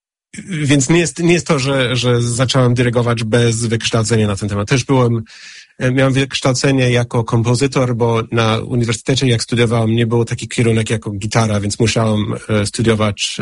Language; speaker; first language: Polish; non-native, fluent; English